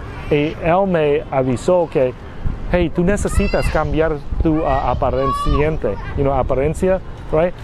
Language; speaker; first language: Spanish; non-native, learner; Vietnamese